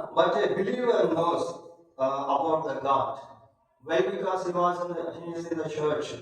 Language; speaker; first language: English; non-native, local second language; Telugu